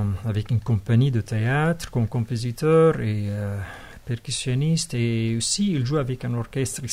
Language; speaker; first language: French; non-native, fluent; Arabic